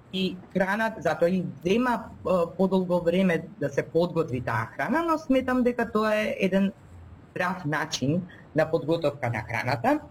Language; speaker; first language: Macedonian; native; Macedonian